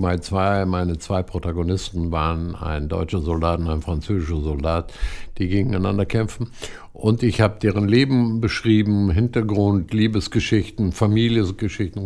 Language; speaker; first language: German; non-native, fluent; Hebrew